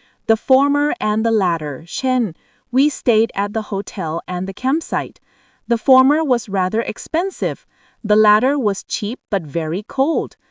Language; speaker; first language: English; non-native, fluent; Thai